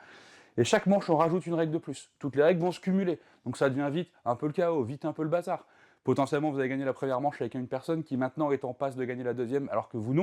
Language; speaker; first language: French; native; French